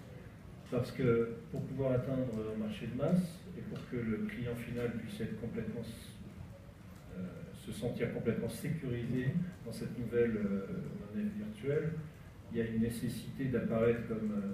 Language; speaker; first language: French; native; French